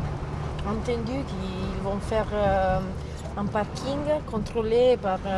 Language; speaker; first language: French; non-native, fluent; Italian